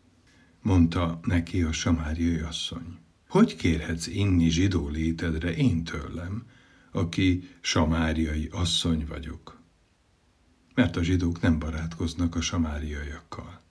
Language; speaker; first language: Hungarian; native; Hungarian